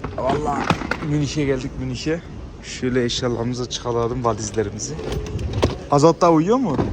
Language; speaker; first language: Turkish; early bilingual, heritage; Turkish